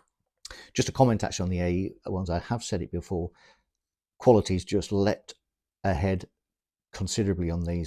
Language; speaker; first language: English; native; English